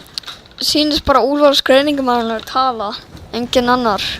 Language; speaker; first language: Icelandic; early bilingual, heritage; Swedish